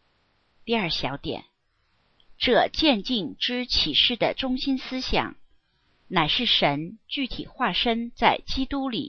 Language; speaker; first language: Chinese; native; Chinese